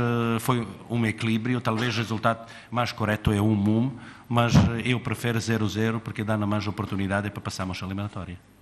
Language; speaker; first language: Portuguese; non-native, fluent; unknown